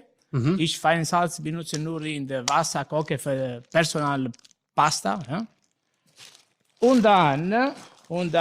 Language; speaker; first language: German; non-native, learner; Italian